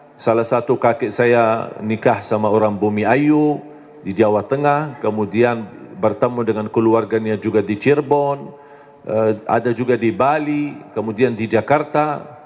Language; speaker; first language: Indonesian; non-native, fluent; Arabic